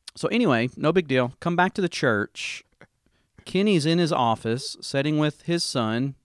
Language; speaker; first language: English; native; English